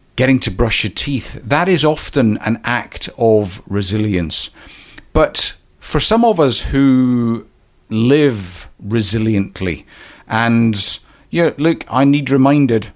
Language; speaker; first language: English; native; English